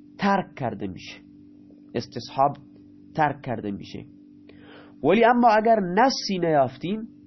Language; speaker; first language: Persian; non-native, local second language; Baluchi